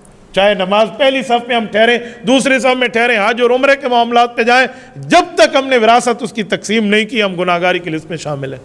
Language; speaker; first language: Urdu; native; Urdu